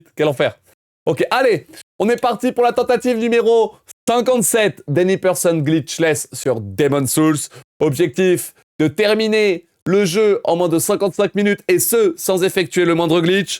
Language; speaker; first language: French; native; French